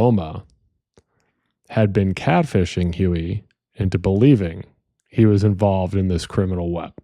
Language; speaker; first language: English; native; English